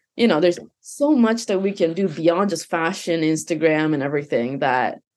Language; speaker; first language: English; non-native, fluent; Japanese